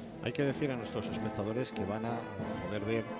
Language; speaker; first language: Spanish; native; Spanish